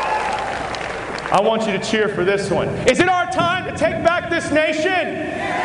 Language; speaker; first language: English; native; English